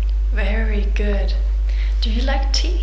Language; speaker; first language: English; non-native, fluent; German